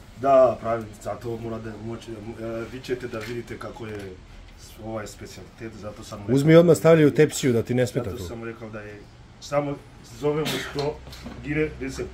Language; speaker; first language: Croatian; non-native, learner; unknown